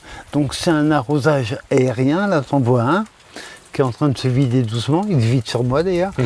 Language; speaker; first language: French; native; French